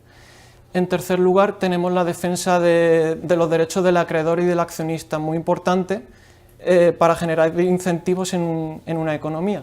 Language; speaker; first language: Spanish; native; Spanish